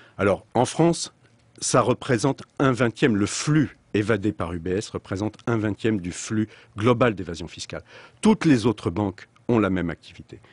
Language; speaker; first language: French; native; French